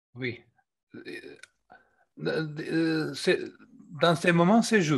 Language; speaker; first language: French; non-native, fluent; Portuguese